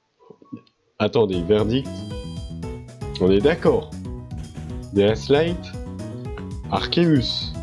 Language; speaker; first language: French; native; French